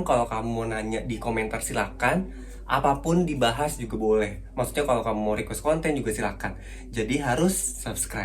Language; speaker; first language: Indonesian; native; Indonesian